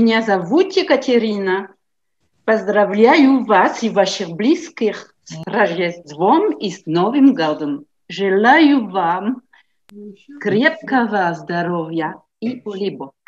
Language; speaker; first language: Russian; non-native, learner; French